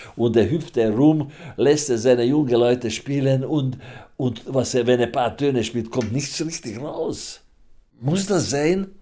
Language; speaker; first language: German; non-native, fluent; Hungarian